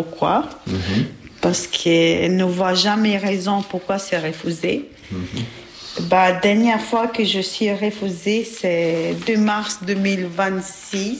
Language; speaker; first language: French; non-native, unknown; Albanian